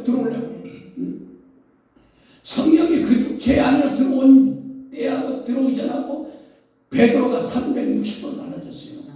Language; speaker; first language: Korean; native; Korean